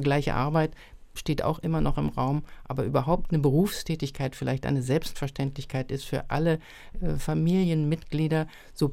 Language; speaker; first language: German; native; German